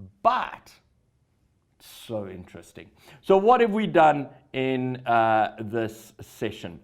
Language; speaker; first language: English; native; English